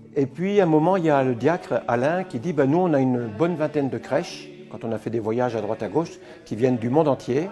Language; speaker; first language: French; native; French